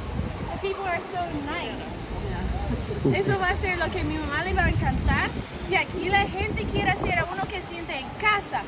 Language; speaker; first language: Spanish; non-native, fluent; English